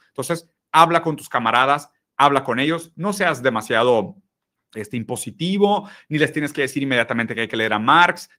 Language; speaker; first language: Spanish; early bilingual, other home language; Portuguese